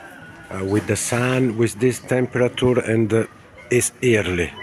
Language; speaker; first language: English; non-native, learner; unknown